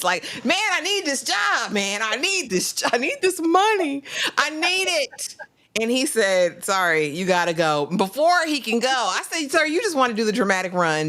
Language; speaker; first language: English; native; English